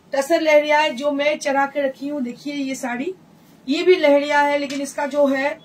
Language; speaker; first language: Hindi; non-native, local second language; Bangla